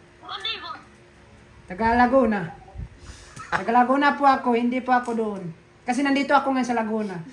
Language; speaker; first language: Filipino; native; Filipino